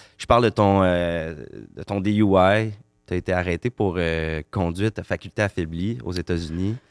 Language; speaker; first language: French; native; French